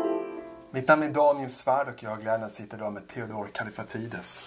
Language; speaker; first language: Swedish; native; Swedish